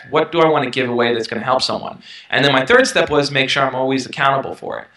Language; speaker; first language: English; native; English